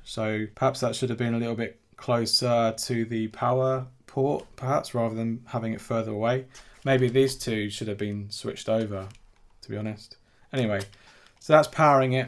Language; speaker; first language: English; native; English